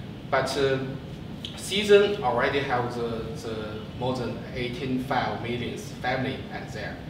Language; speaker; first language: English; non-native, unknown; Chinese